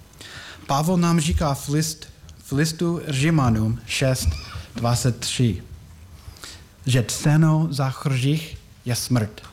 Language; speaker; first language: Czech; non-native, learner; English